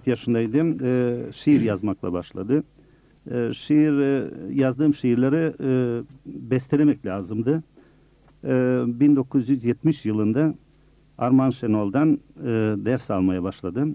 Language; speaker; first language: Turkish; early bilingual, other home language; Bosnian